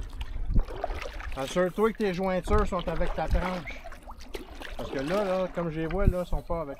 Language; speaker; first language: French; native; French